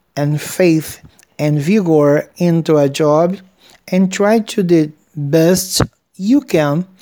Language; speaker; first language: English; non-native, fluent; Portuguese